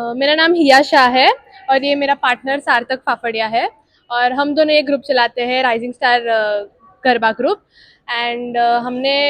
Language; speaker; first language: Hindi; non-native, local second language; Gujarati